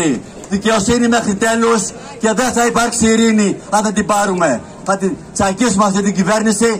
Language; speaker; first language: Greek; native; Greek